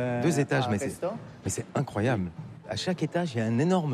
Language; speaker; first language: French; native; French